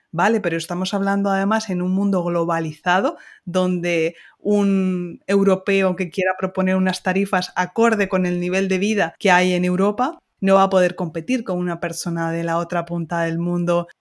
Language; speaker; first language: Spanish; native; Spanish